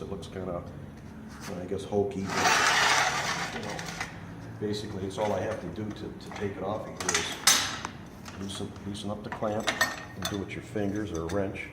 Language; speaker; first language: English; native; English